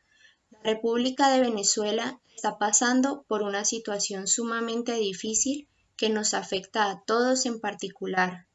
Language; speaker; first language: Spanish; native; Spanish